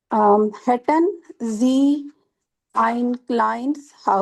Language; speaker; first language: German; non-native, learner; Urdu